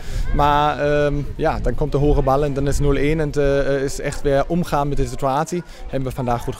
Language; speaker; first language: Dutch; non-native, fluent; German